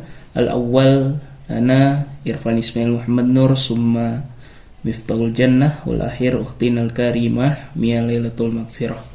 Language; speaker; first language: Arabic; non-native, learner; Indonesian